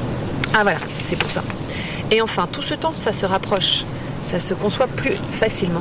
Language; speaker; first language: French; native; French